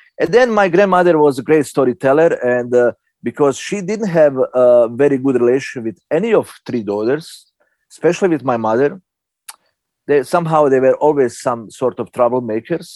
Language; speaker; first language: English; non-native, fluent; Bosnian